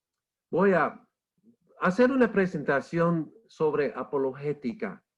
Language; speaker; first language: Spanish; non-native, fluent; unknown